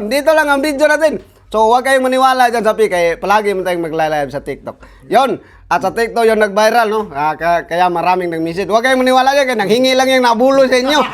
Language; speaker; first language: Filipino; non-native, local second language; Cebuano